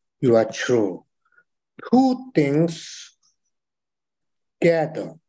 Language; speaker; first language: English; non-native, learner; Chinese